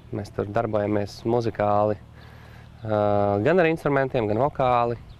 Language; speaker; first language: Latvian; native; Latvian